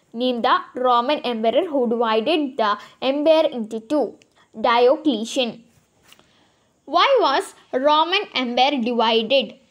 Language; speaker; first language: English; non-native, local second language; Malayalam